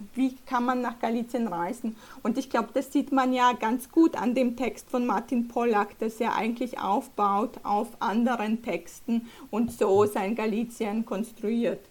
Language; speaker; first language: German; early bilingual, other home language; Polish